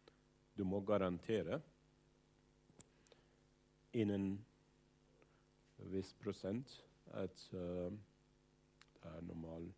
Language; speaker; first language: Norwegian; non-native, fluent; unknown